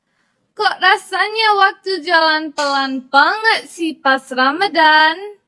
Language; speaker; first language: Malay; non-native, fluent; Korean